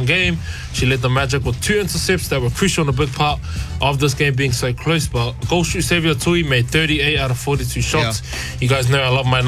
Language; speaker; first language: English; native; English